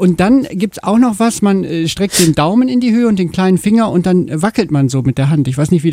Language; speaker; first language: German; native; German